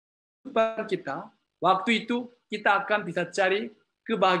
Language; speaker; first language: Indonesian; non-native, learner; Korean